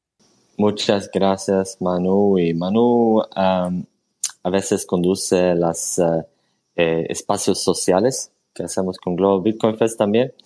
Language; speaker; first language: Spanish; non-native, fluent; Swedish